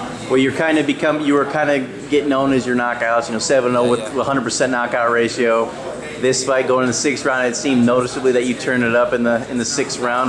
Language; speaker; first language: English; native; English